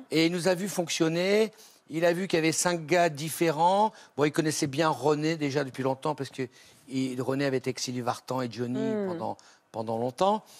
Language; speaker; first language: French; native; French